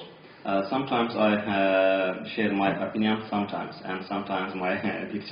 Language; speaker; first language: English; non-native, learner; Azerbaijani